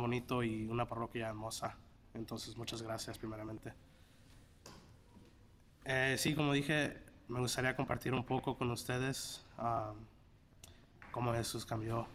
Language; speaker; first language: Spanish; early bilingual, heritage; Spanish